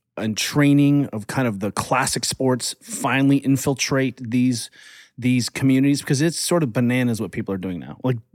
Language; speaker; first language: English; early bilingual, other home language; German